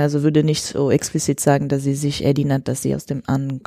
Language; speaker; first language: German; non-native, fluent; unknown